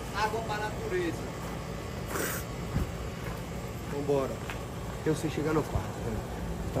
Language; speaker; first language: Portuguese; native; Portuguese